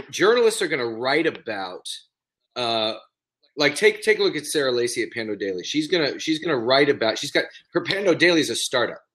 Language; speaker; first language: English; native; English